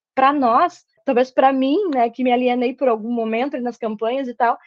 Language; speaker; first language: Portuguese; native; Portuguese